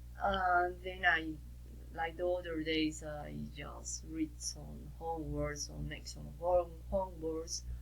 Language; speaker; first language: English; non-native, learner; Spanish